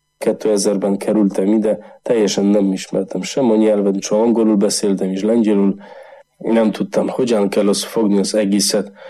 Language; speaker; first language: Hungarian; non-native, learner; Polish